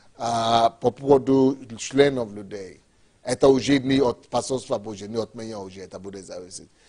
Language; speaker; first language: Russian; non-native, fluent; Yoruba